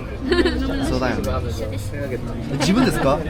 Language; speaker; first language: Japanese; non-native, learner; Korean